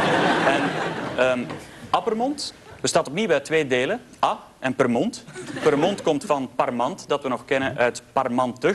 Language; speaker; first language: Dutch; native; Dutch